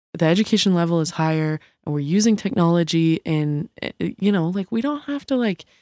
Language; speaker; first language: English; native; English